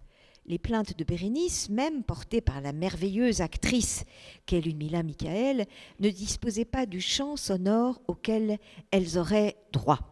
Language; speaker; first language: French; native; French